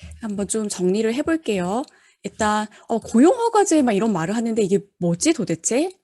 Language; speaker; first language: Korean; native; Korean